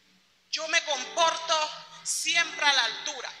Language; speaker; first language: Spanish; native; Spanish